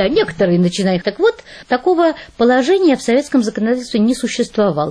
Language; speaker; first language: Russian; native; Russian